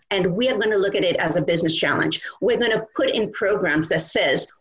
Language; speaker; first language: English; non-native, local second language; Bangla